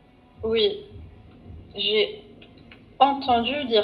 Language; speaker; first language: French; non-native, fluent; Arabic